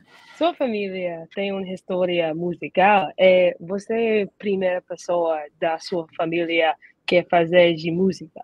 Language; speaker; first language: Portuguese; early bilingual, heritage; Portuguese